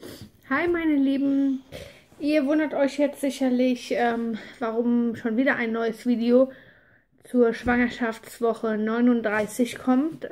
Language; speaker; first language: German; native; German